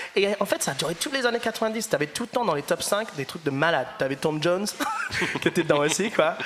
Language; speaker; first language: French; non-native, fluent; English